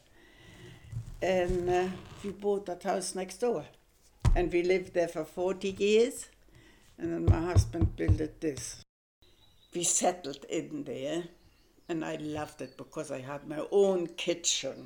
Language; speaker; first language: English; non-native, fluent; German